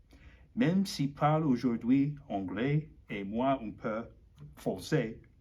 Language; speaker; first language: French; non-native, learner; English